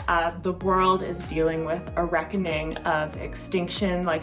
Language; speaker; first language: English; native; English